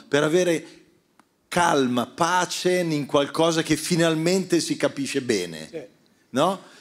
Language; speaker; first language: Italian; native; Italian